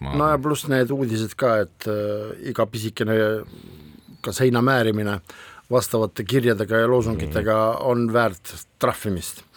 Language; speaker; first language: Estonian; non-native, local second language; Russian